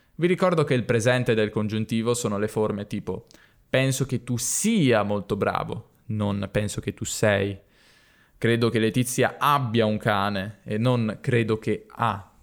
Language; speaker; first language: Italian; native; Italian